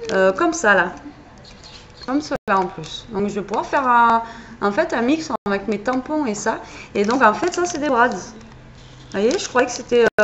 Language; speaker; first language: French; native; French